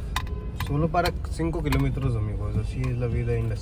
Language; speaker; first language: Spanish; non-native, learner; Hindi